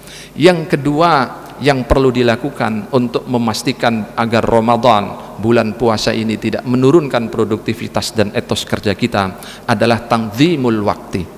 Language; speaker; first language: Indonesian; native; Indonesian